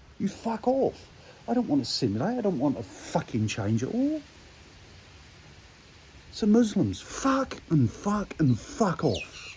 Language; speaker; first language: English; native; English